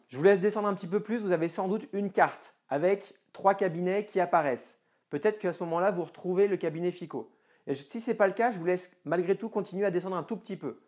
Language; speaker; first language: French; native; French